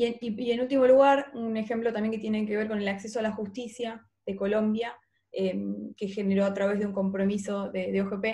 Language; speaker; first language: Spanish; native; Spanish